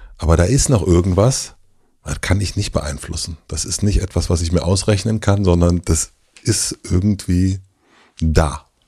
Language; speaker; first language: German; native; German